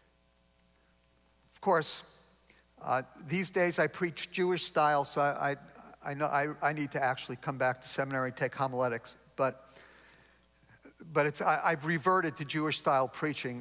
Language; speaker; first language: English; native; English